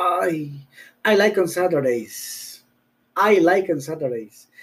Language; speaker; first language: English; non-native, learner; Spanish